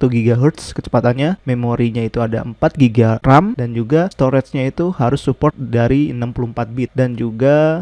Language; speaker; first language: Indonesian; native; Indonesian